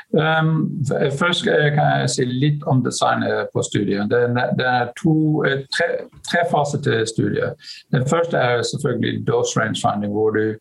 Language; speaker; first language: Norwegian; non-native, fluent; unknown